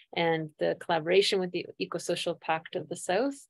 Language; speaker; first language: English; native; English